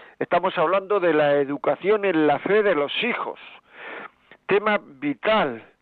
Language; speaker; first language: Spanish; native; Spanish